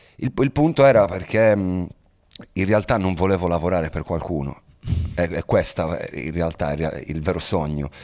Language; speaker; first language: Italian; native; Italian